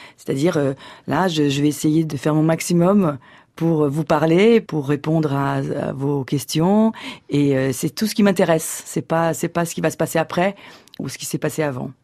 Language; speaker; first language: French; early bilingual, other home language; Portuguese